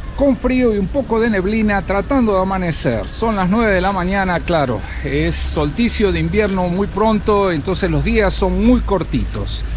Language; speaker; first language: Spanish; native; Spanish